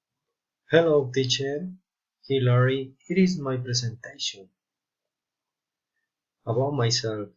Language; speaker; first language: English; non-native, learner; Spanish